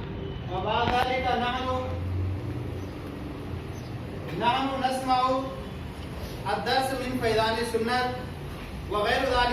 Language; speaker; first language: Arabic; non-native, fluent; Urdu